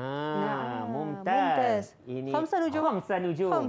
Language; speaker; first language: Arabic; non-native, fluent; Malay